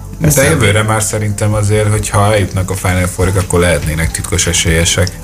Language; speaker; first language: Hungarian; native; Hungarian